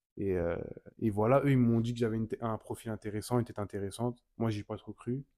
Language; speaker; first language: French; native; French